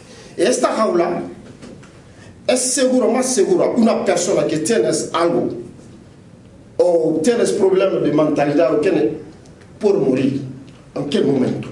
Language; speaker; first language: Spanish; non-native, local second language; French